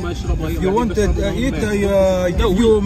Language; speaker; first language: English; non-native, learner; Arabic